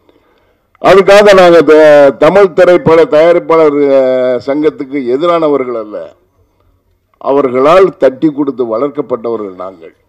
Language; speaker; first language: Tamil; native; Tamil